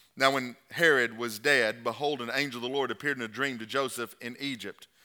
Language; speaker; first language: English; native; English